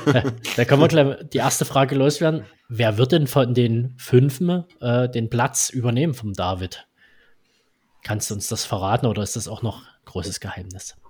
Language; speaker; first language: German; native; German